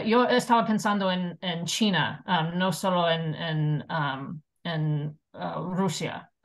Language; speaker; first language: Spanish; non-native, fluent; English